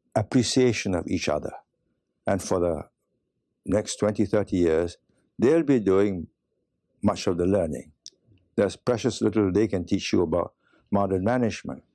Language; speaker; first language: English; native; English